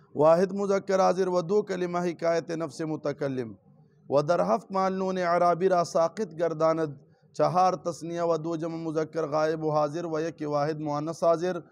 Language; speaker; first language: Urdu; non-native, local second language; Pashto